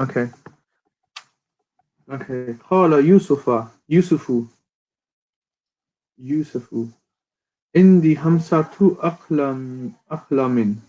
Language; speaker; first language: Arabic; non-native, learner; English